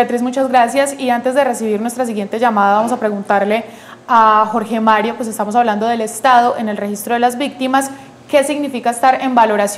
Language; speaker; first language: Spanish; native; Spanish